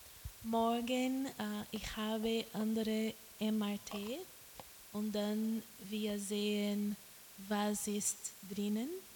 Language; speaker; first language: German; non-native, learner; Portuguese